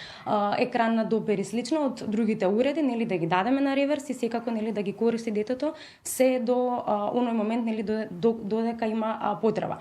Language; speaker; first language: Macedonian; native; Macedonian